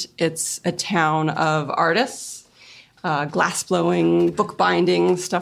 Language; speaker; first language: English; native; English